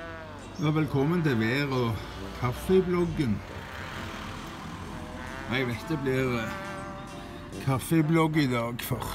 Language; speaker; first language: Norwegian; native; Norwegian